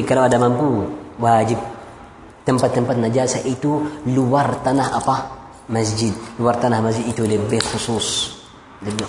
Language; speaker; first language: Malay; non-native, fluent; Arabic